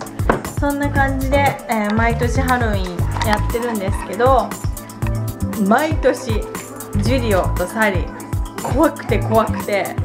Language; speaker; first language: Japanese; native; Japanese